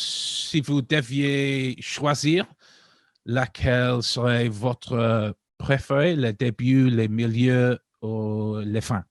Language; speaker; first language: French; non-native, learner; English